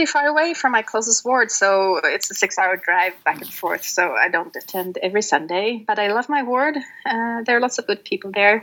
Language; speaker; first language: English; non-native, fluent; Norwegian